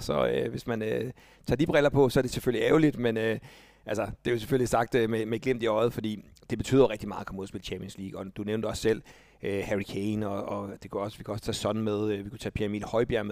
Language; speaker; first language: Danish; native; Danish